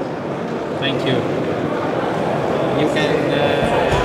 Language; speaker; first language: English; non-native, learner; Italian